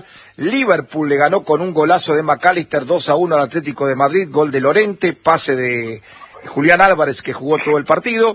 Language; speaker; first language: Spanish; native; Spanish